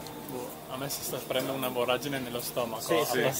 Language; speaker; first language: Italian; native; Italian